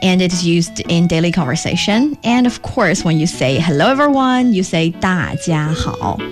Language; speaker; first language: English; non-native, fluent; Chinese